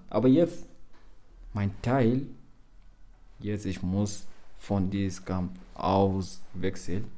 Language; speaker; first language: German; non-native, learner; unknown